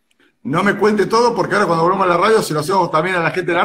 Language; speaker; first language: Spanish; native; Spanish